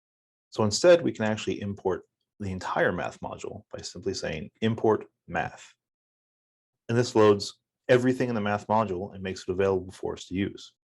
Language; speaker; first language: English; native; English